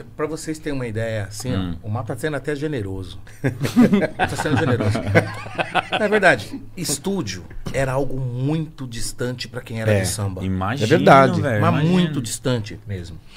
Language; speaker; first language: Portuguese; native; Portuguese